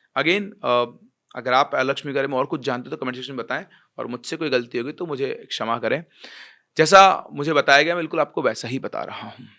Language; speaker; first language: Hindi; native; Hindi